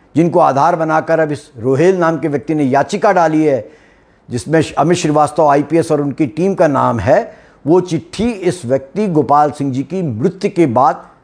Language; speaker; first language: Hindi; native; Hindi